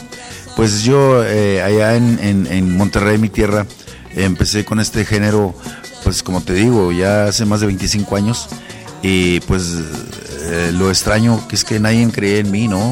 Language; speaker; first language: Spanish; native; Spanish